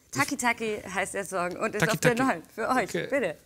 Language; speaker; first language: German; native; German